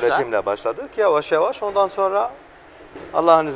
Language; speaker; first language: Turkish; non-native, learner; Arabic